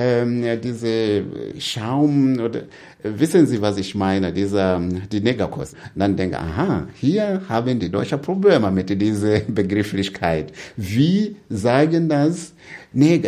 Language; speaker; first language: German; non-native, fluent; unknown